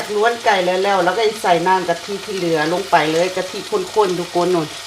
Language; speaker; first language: Thai; non-native, local second language; Lao